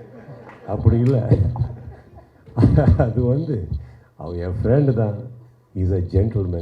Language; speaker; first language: Tamil; non-native, local second language; Kannada